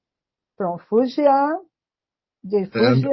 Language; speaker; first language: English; non-native, learner; Portuguese